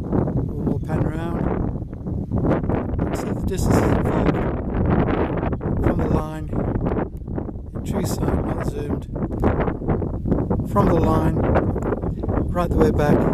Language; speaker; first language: English; native; English